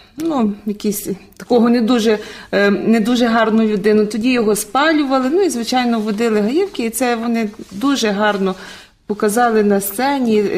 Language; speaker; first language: Ukrainian; native; Ukrainian